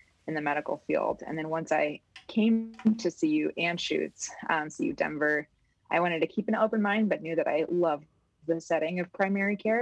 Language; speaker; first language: English; native; English